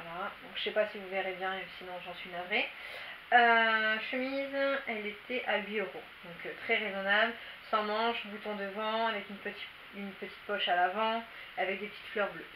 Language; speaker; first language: French; native; French